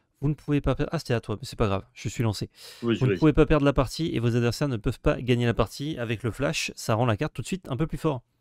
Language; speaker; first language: French; native; French